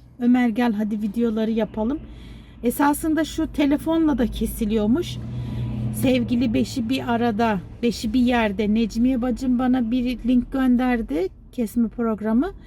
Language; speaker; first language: Turkish; native; Turkish